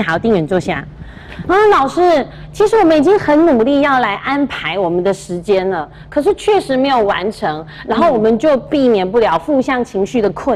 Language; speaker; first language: Chinese; native; Chinese